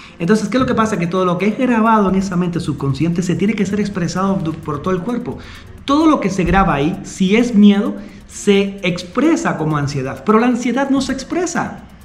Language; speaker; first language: Spanish; native; Spanish